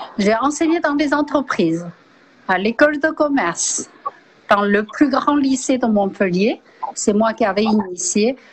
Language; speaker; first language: French; non-native, fluent; Chinese